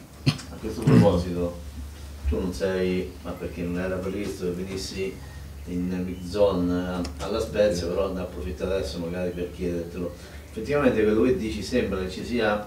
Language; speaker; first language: Italian; native; Italian